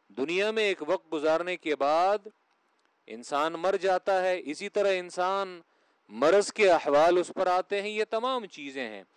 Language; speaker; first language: Urdu; non-native, local second language; Pashto